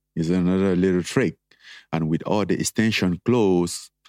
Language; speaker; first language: English; non-native, local second language; French